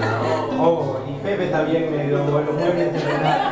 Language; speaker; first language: Spanish; early bilingual, heritage; Spanish